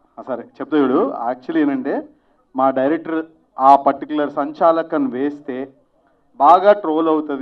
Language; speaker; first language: Telugu; native; Telugu